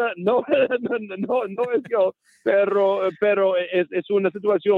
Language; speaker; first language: Spanish; non-native, learner; English